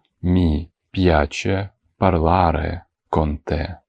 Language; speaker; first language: Italian; non-native, fluent; Ukrainian